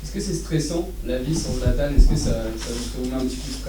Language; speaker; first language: French; native; French